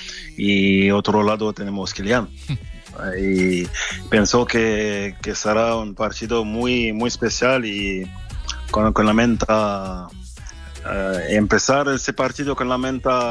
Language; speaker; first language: Spanish; non-native, fluent; French